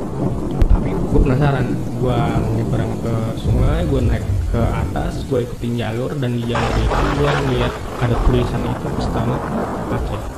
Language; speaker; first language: Malay; native; Malay